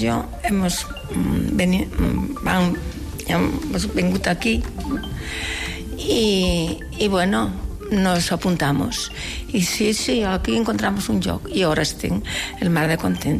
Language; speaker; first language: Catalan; non-native, local second language; Galician